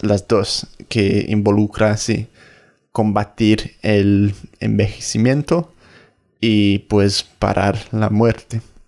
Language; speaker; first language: Spanish; non-native, fluent; English